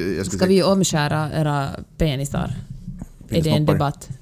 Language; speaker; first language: Swedish; native; Swedish